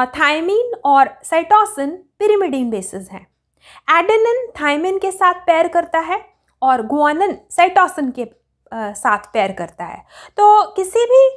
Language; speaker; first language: Hindi; native; Hindi